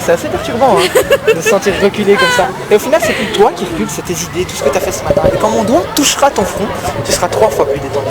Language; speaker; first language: French; native; French